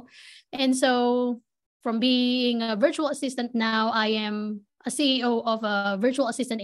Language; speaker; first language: English; non-native, local second language; Filipino